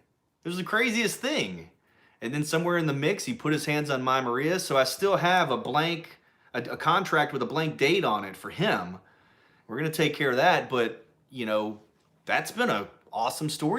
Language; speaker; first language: English; native; English